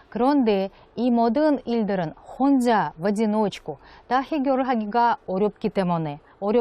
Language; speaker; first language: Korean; non-native, fluent; Russian